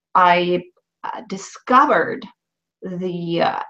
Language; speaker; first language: English; non-native, fluent; Swedish